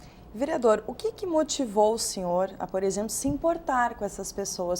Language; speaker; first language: Portuguese; native; Portuguese